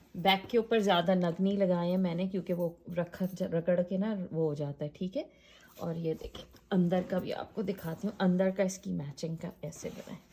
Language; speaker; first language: Urdu; native; Urdu